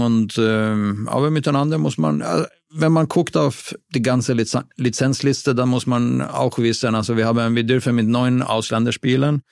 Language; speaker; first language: German; non-native, fluent; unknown